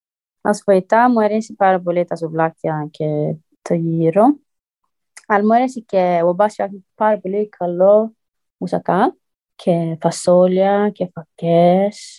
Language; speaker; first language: Greek; early bilingual, heritage; Greek